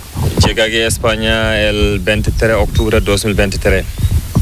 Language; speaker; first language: Spanish; non-native, learner; Fula